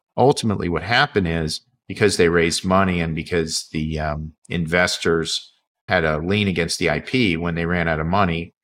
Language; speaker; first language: English; native; English